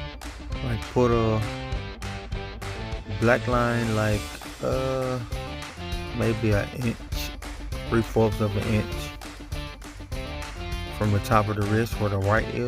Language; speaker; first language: English; native; English